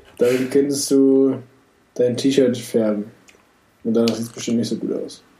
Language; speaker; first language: German; native; German